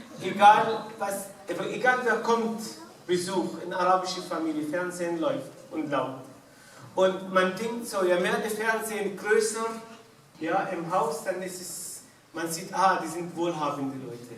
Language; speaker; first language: German; non-native, fluent; Arabic